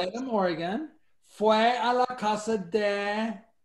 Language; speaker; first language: Spanish; non-native, fluent; English